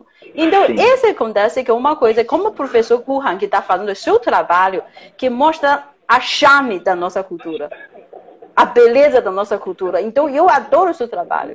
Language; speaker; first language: Portuguese; non-native, fluent; Chinese